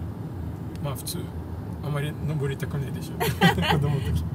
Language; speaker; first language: Japanese; non-native, fluent; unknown